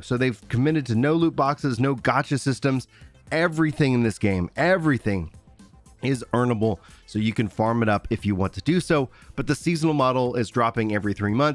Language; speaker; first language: English; native; English